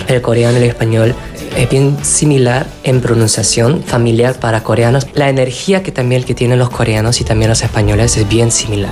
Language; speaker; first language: Spanish; non-native, fluent; Korean